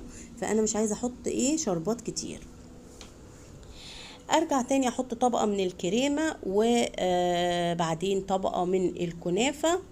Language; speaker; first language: Arabic; native; Arabic